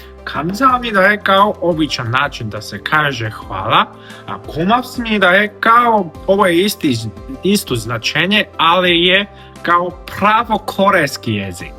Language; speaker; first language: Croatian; non-native, fluent; Korean